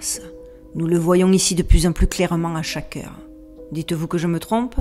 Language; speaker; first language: French; native; French